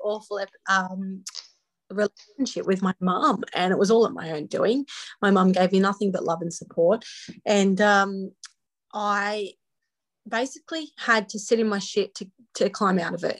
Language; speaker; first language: English; native; English